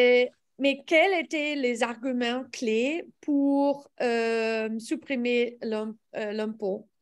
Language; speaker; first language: French; non-native, learner; English